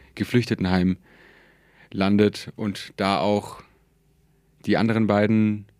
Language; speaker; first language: German; early bilingual, other home language; Persian